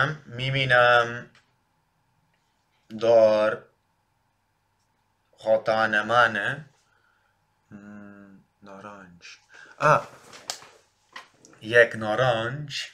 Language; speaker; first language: Persian; non-native, learner; Dutch